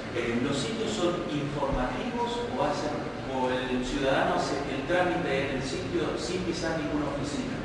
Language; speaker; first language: Spanish; non-native, learner; Portuguese